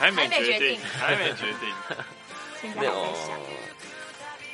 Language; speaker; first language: Chinese; native; Chinese